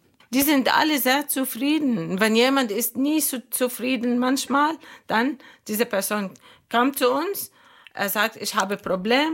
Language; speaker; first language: German; non-native, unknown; Arabic